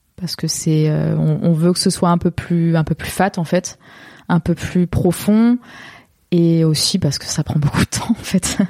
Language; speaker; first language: French; native; French